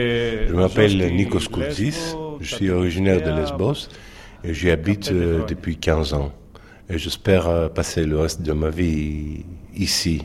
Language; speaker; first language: French; non-native, fluent; Greek